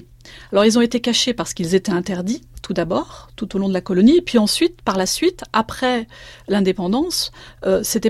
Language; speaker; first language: French; native; French